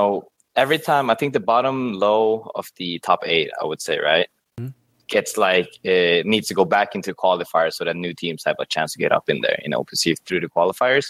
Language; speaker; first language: English; non-native, fluent; Swedish